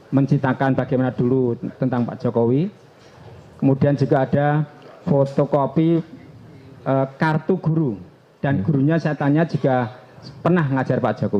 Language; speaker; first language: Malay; non-native, local second language; Javanese